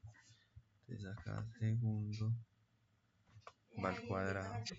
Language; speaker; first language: Spanish; native; Spanish